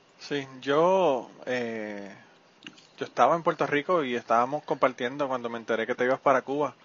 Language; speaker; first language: Spanish; native; Spanish